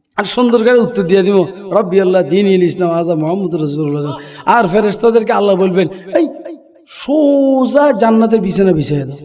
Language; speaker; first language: Bangla; native; Bangla